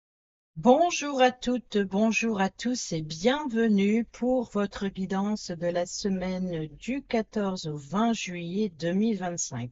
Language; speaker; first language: French; native; French